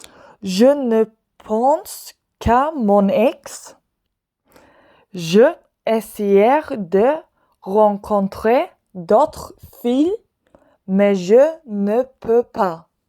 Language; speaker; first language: French; non-native, fluent; Swedish